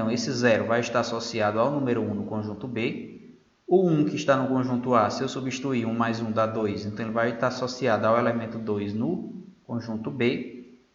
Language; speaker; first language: Portuguese; native; Portuguese